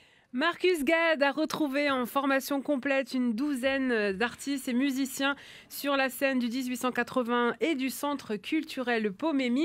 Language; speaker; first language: French; native; French